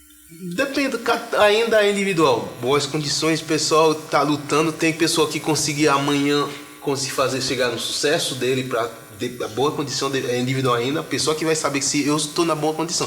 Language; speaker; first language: Portuguese; non-native, fluent; Haitian Creole